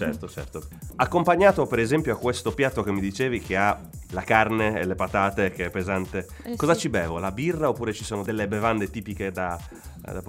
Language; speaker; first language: Italian; native; Italian